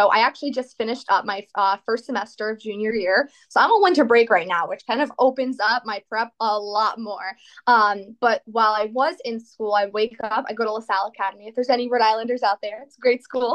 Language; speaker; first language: English; native; English